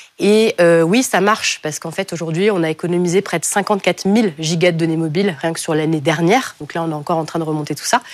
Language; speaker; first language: French; native; French